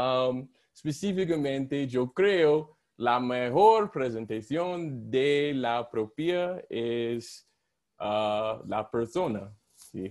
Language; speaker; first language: Spanish; non-native, learner; English